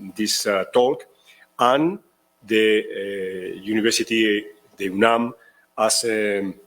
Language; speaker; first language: English; non-native, fluent; Spanish